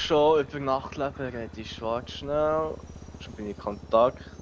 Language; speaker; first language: German; native; German